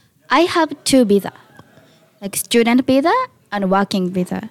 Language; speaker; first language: English; non-native, learner; Japanese